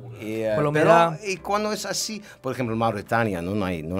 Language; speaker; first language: Spanish; non-native, learner; Dutch